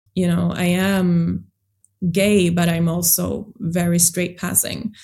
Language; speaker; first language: English; early bilingual, other home language; Swedish